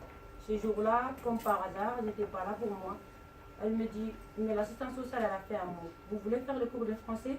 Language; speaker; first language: French; non-native, learner; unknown